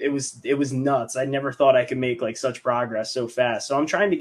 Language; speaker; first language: English; native; English